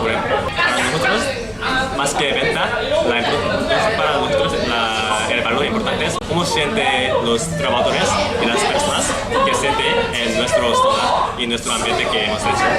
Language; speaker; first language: Spanish; non-native, fluent; Korean